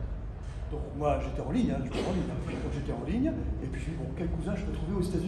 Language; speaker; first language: French; native; French